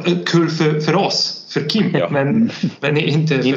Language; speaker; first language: Swedish; non-native, learner; Polish